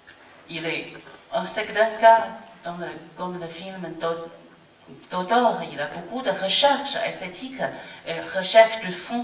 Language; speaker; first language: French; non-native, fluent; Chinese